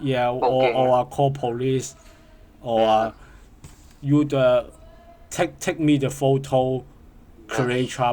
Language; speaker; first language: English; non-native, learner; Cantonese